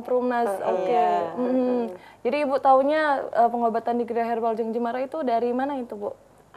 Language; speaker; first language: Indonesian; native; Indonesian